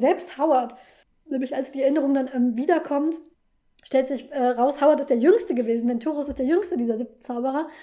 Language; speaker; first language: German; native; German